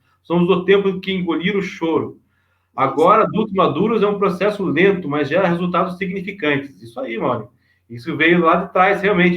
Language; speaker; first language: Portuguese; native; Portuguese